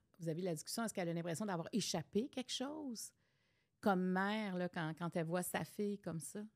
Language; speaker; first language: French; native; French